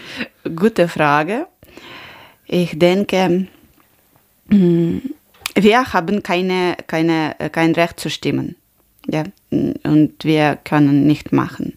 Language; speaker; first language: German; non-native, learner; Ukrainian